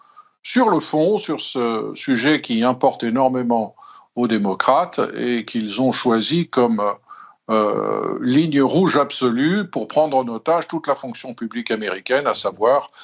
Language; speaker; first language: French; native; French